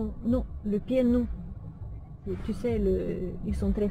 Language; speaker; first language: French; non-native, fluent; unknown